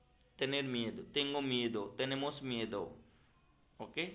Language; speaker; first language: Spanish; non-native, learner; Hindi